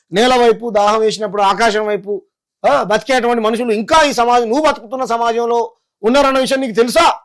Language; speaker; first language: Telugu; native; Telugu